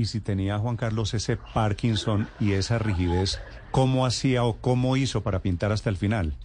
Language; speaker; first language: Spanish; native; Spanish